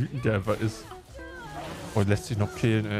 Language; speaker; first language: German; native; German